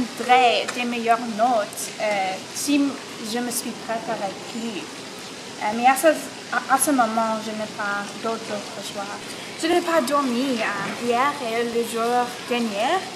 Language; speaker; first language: French; non-native, learner; English